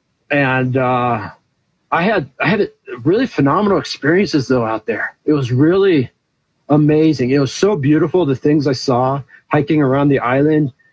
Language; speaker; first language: English; native; English